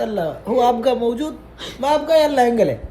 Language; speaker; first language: Arabic; non-native, learner; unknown